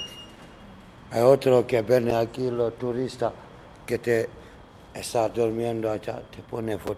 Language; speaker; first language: Spanish; non-native, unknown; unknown